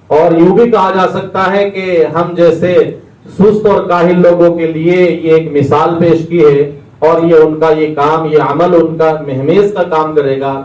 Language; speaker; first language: Urdu; native; Urdu